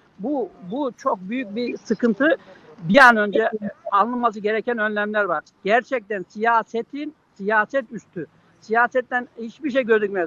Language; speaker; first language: Turkish; native; Turkish